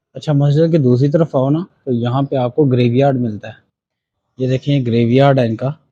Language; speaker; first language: Urdu; non-native, local second language; Punjabi